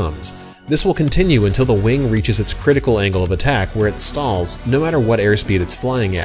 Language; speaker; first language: English; native; English